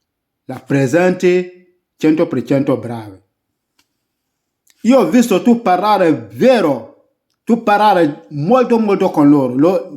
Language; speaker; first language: Italian; non-native, learner; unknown